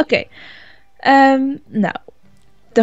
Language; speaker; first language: Dutch; native; Dutch